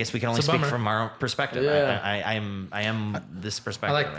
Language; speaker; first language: English; native; English